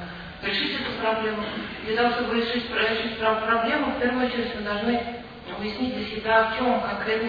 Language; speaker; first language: Russian; native; Russian